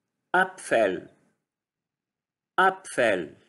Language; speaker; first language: German; non-native, fluent; Arabic